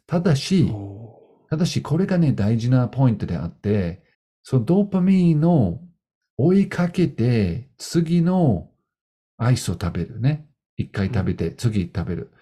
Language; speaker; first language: Japanese; non-native, fluent; English